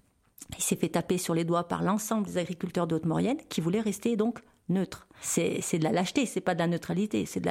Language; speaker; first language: French; native; French